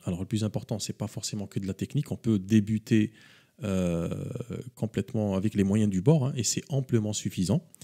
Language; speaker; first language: French; native; French